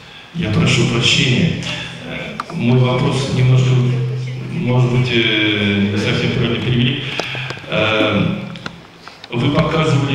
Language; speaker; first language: Russian; native; Russian